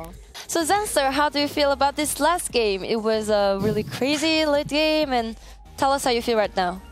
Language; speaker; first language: English; non-native, fluent; French